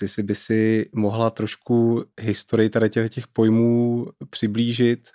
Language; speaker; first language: Czech; native; Czech